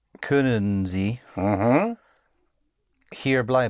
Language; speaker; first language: German; non-native, learner; English